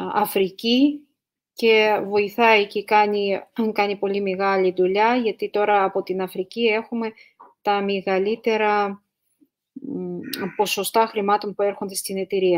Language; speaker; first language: Greek; non-native, fluent; Russian